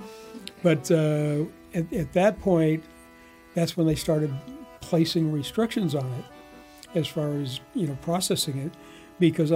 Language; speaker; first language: English; native; English